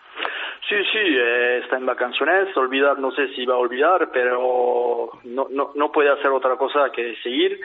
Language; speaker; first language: Spanish; non-native, fluent; French